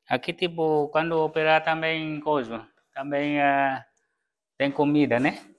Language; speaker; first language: Portuguese; non-native, learner; Vietnamese